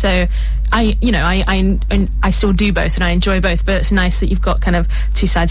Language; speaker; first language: English; native; English